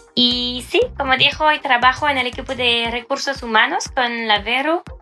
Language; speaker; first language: Spanish; non-native, fluent; French